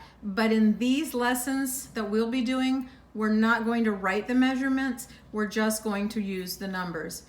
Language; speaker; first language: English; native; English